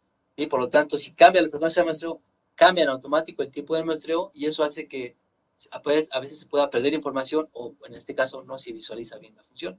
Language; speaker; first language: Spanish; native; Spanish